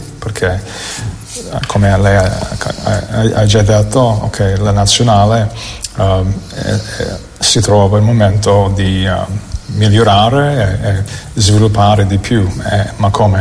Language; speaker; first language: Italian; non-native, fluent; English